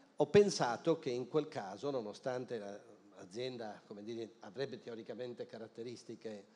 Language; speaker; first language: Italian; native; Italian